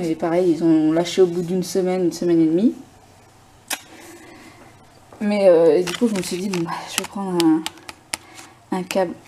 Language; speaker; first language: French; native; French